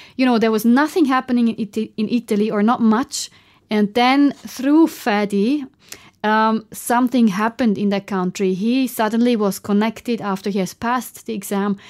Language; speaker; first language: English; non-native, fluent; German